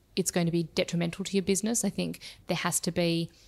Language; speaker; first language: English; native; English